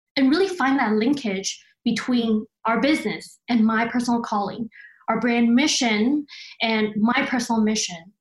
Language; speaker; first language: English; early bilingual, other home language; Chinese